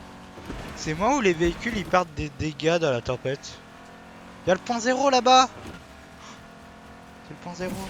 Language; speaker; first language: French; native; French